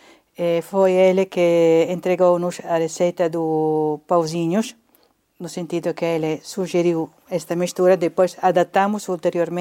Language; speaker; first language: Portuguese; non-native, fluent; Italian